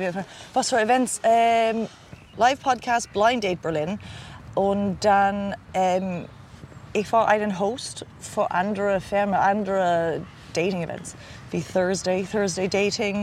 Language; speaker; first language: German; non-native, learner; English